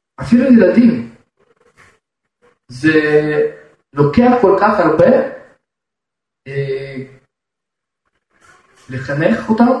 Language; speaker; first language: Hebrew; non-native, fluent; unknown